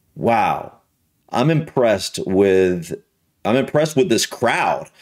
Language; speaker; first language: English; native; English